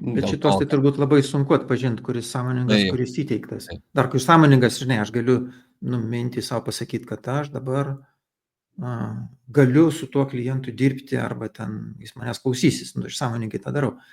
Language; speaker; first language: Lithuanian; native; Lithuanian